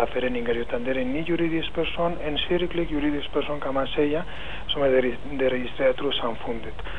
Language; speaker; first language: Swedish; non-native, fluent; Spanish